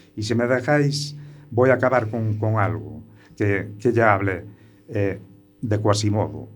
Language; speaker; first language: Spanish; native; Spanish